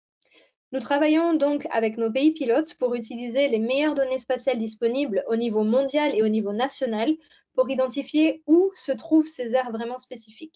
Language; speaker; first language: French; native; French